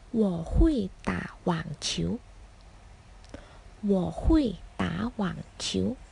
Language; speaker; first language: Chinese; non-native, fluent; Thai